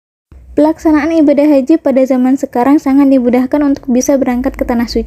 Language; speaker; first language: Indonesian; native; Indonesian